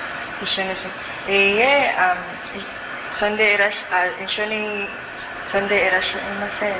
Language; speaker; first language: Japanese; non-native, learner; Cebuano